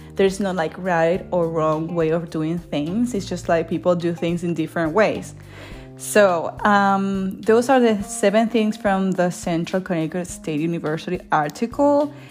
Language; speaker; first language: English; non-native, fluent; Spanish